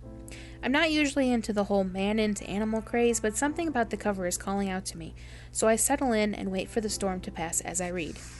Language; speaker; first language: English; native; English